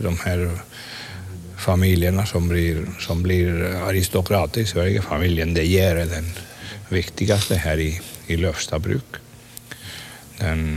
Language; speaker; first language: Swedish; non-native, fluent; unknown